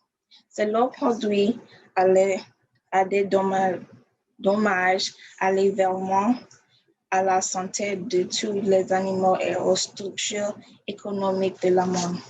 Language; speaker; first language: French; non-native, learner; English